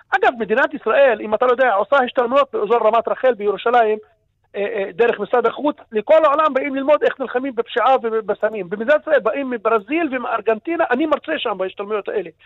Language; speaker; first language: Hebrew; non-native, local second language; Arabic